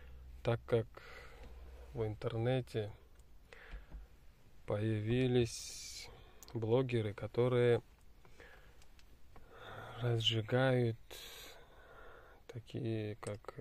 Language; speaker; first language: Russian; non-native, fluent; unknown